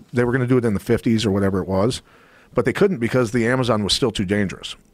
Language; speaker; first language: English; native; English